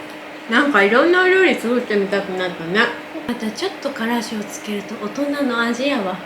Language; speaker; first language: Japanese; native; Japanese